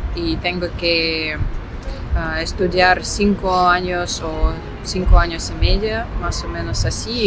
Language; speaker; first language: Spanish; non-native, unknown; Russian